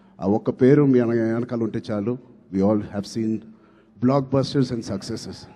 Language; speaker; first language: Telugu; native; Telugu